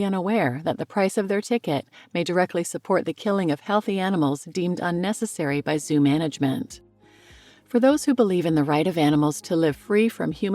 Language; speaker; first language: English; native; English